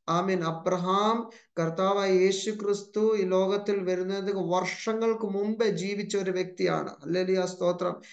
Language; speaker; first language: Malayalam; early bilingual, heritage; Malayalam